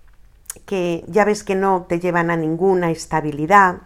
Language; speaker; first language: Spanish; native; Spanish